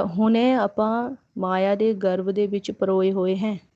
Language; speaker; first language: Hindi; non-native, local second language; Punjabi